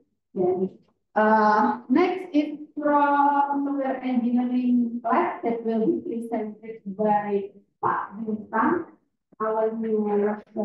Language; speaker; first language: English; non-native, fluent; Indonesian